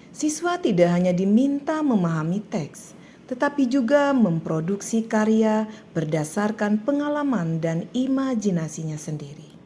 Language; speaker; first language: Indonesian; native; Indonesian